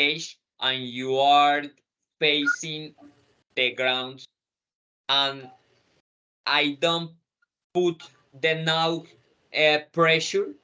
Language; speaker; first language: English; non-native, fluent; Spanish